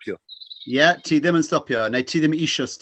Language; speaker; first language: Welsh; non-native, fluent; English